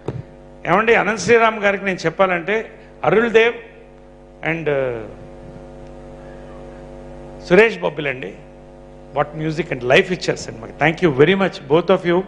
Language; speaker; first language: Telugu; native; Telugu